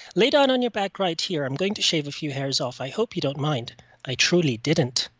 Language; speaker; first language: English; non-native, fluent; French